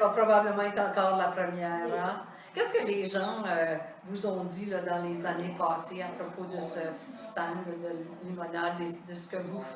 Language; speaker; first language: French; native; French